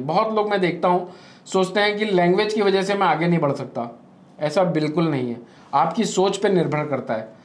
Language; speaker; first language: Hindi; native; Hindi